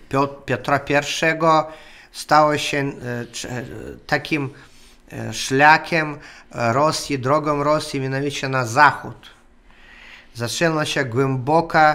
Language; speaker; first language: Polish; non-native, learner; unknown